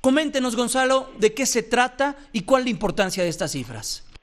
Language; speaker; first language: Spanish; native; Spanish